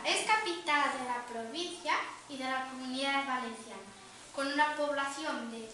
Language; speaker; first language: Spanish; non-native, learner; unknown